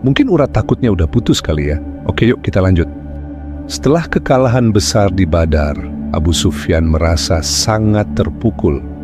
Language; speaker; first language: Indonesian; native; Indonesian